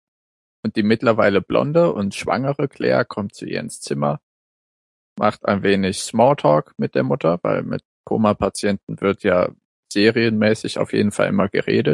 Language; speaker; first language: German; native; German